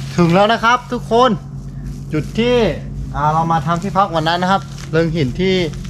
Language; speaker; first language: Thai; native; Thai